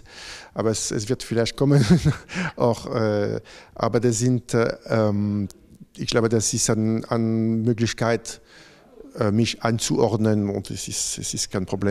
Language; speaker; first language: German; non-native, fluent; French